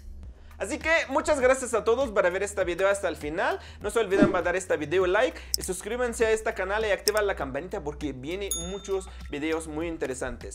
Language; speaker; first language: Spanish; non-native, fluent; Arabic